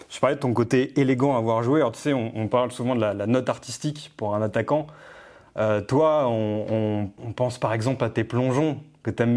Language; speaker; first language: French; native; French